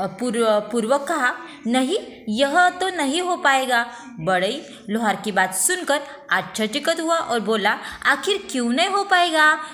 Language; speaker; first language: Hindi; non-native, local second language; Marathi